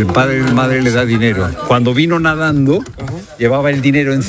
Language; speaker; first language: Spanish; native; Spanish